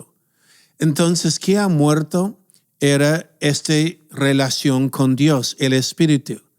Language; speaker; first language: Spanish; non-native, fluent; English